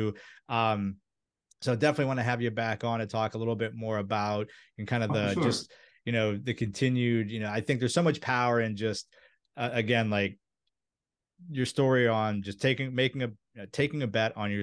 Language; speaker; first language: English; native; English